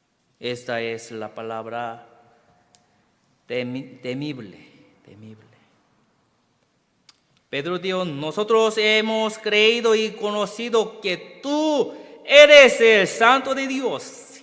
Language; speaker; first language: Spanish; non-native, learner; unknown